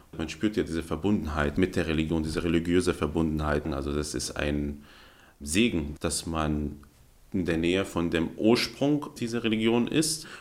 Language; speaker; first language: German; early bilingual, other home language; Arabic